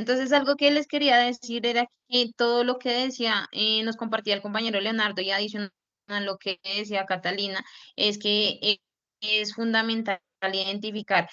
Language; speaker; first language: Spanish; native; Spanish